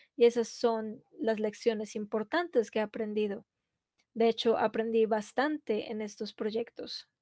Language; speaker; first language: Spanish; non-native, fluent; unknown